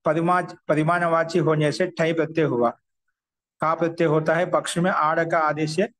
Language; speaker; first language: Hindi; non-native, local second language; Telugu